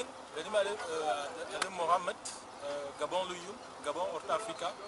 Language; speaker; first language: Turkish; non-native, learner; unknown